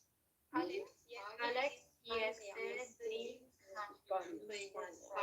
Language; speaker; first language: Romanian; non-native, learner; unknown